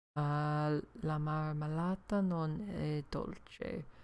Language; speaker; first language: Italian; non-native, learner; English